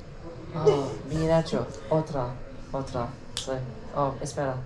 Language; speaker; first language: Spanish; non-native, learner; English